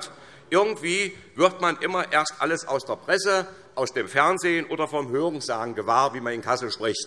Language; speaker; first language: German; native; German